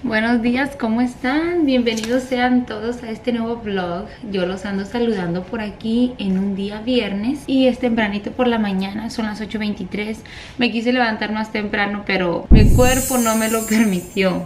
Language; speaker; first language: Spanish; native; Spanish